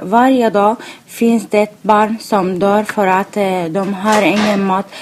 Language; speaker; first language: Swedish; non-native, learner; Arabic